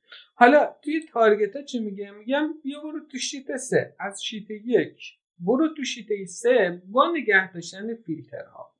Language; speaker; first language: Persian; native; Persian